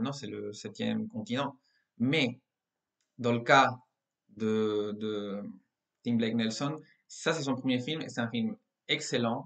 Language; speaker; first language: French; non-native, fluent; Spanish